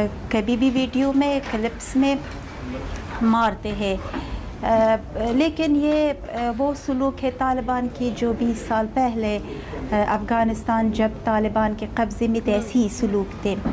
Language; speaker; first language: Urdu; non-native, fluent; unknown